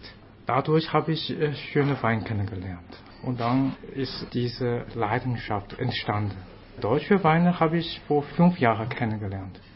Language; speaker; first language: German; non-native, fluent; Chinese